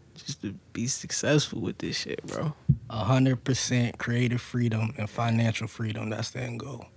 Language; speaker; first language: English; native; English